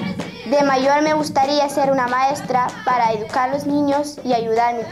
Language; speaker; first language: Spanish; non-native, local second language; Arabic